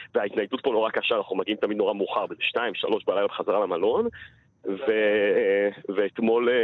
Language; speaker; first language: Hebrew; native; Hebrew